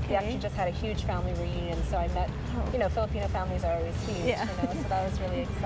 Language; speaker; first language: English; early bilingual, other home language; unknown